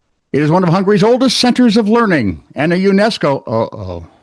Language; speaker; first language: English; native; English